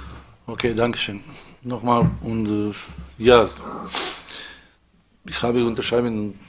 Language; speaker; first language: German; non-native, fluent; Serbian